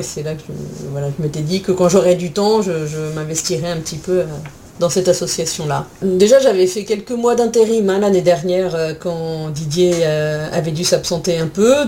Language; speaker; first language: French; native; French